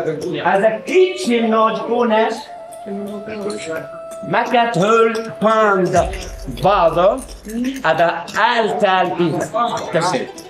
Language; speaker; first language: Hungarian; non-native, learner; Arabic